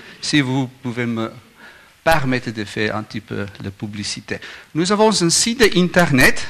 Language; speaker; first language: French; non-native, learner; Afrikaans